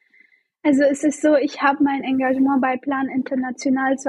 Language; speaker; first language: German; non-native, fluent; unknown